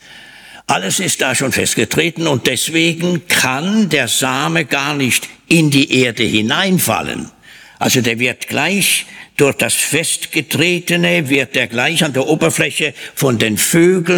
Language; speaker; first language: German; native; German